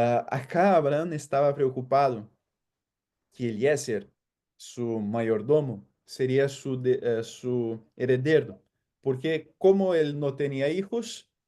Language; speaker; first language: Spanish; non-native, fluent; Portuguese